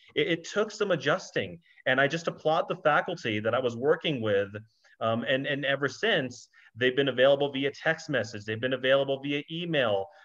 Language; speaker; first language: English; native; English